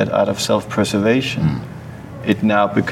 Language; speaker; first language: English; early bilingual, other home language; Danish